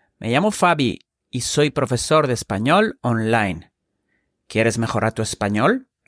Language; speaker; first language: Spanish; native; Spanish